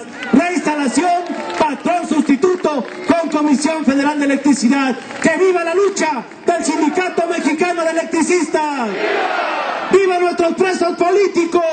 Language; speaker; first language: Spanish; native; Spanish